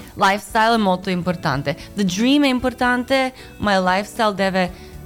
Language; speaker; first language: Italian; non-native, fluent; Croatian